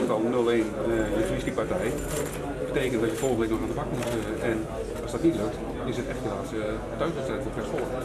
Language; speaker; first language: Dutch; native; Dutch